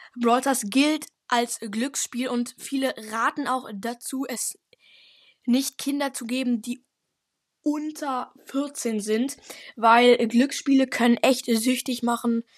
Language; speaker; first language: German; native; German